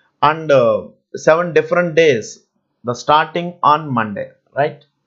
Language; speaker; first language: English; non-native, local second language; Telugu